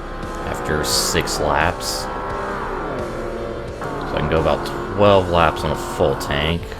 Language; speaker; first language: English; native; English